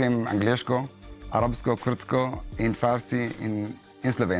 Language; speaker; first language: Slovenian; non-native, fluent; Kurdish